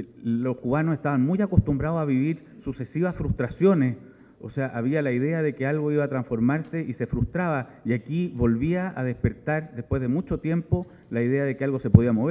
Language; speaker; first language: Spanish; native; Spanish